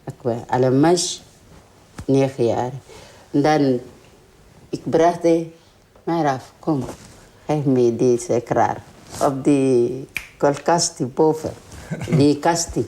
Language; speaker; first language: Dutch; non-native, learner; Tigrinya